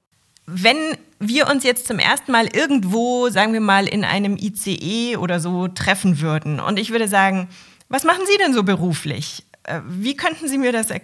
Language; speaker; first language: German; native; German